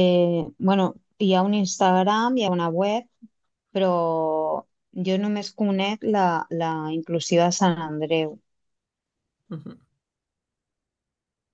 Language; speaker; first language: Catalan; non-native, local second language; Spanish